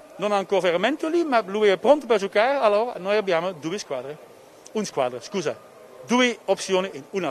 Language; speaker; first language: Italian; non-native, fluent; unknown